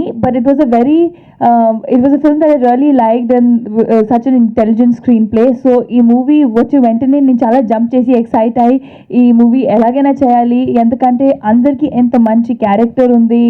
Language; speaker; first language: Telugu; non-native, local second language; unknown